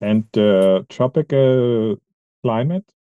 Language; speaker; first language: English; non-native, fluent; German